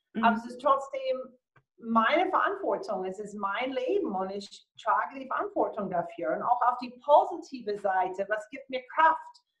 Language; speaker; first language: German; non-native, fluent; English